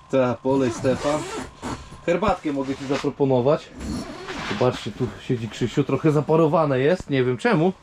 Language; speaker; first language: Polish; native; Polish